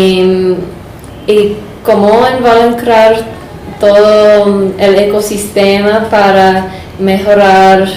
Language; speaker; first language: Spanish; non-native, fluent; English